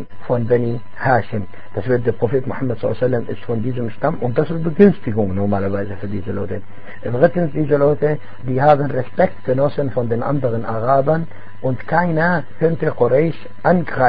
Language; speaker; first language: German; non-native, fluent; Arabic